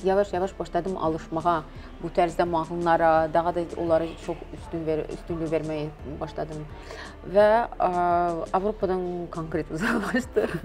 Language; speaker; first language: Azerbaijani; non-native, local second language; Russian